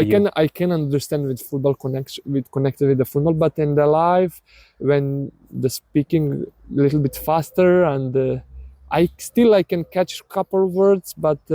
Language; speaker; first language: English; non-native, learner; Serbian